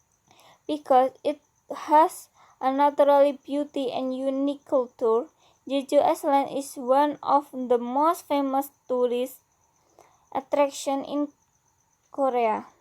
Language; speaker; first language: English; non-native, learner; Indonesian